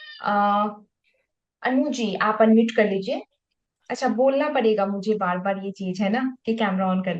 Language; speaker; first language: Hindi; native; Hindi